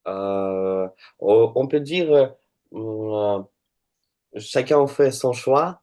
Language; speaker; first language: French; non-native, learner; Russian